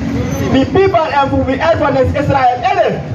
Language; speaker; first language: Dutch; non-native, local second language; Sranan Tongo